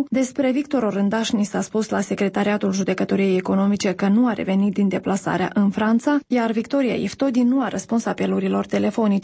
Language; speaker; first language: Romanian; native; Romanian